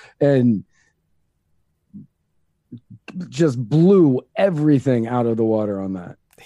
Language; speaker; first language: English; native; English